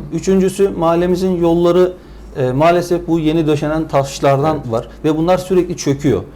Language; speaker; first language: Turkish; native; Turkish